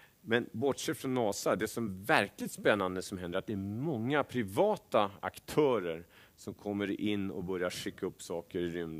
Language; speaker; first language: Swedish; native; Swedish